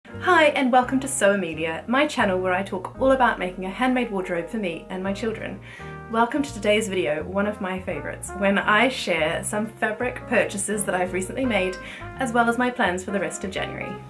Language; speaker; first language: English; native; English